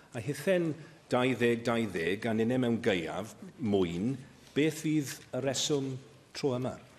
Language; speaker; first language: Welsh; native; Welsh